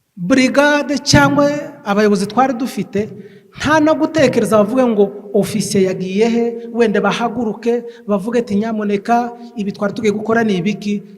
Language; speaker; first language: Kinyarwanda; native; Kinyarwanda